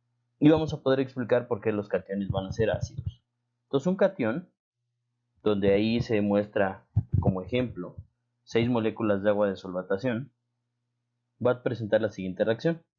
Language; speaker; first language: Spanish; native; Spanish